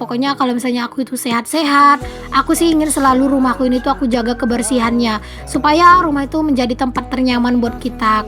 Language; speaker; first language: Indonesian; native; Indonesian